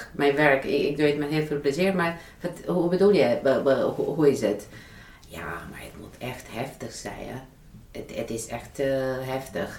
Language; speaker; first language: Dutch; non-native, fluent; Romanian